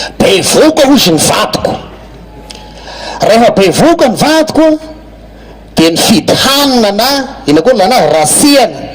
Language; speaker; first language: Malagasy; native; Malagasy